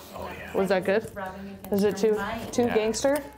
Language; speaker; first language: English; native; English